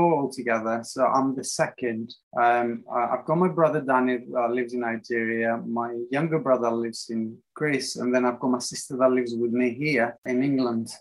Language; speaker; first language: English; non-native, fluent; Greek